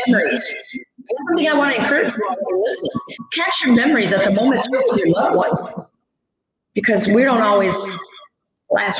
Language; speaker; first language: English; native; English